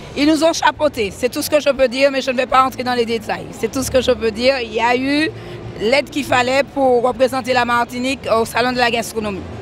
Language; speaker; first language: French; native; French